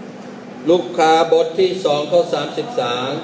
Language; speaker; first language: Thai; non-native, fluent; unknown